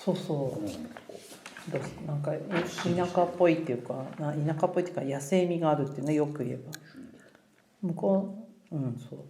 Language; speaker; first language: Japanese; native; Japanese